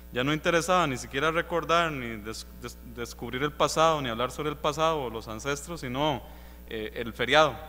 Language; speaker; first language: Spanish; native; Spanish